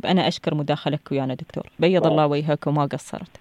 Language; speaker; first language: Arabic; native; Arabic